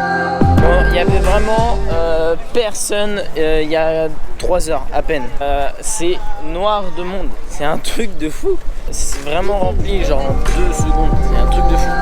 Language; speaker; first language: French; native; French